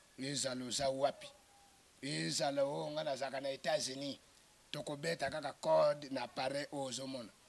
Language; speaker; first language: Lingala; non-native, local second language; Kongo